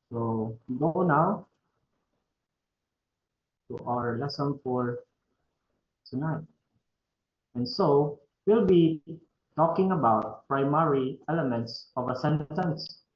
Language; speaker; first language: English; non-native, fluent; Filipino